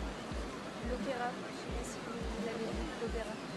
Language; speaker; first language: French; native; French